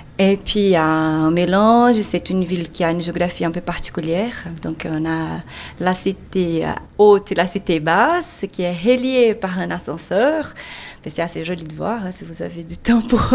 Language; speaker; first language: French; non-native, fluent; Portuguese